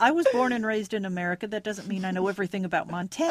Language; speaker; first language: English; native; English